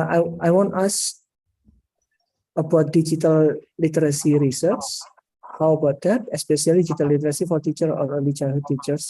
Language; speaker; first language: English; non-native, learner; Indonesian